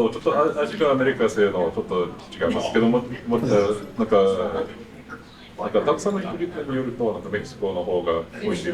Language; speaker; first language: Japanese; non-native, fluent; English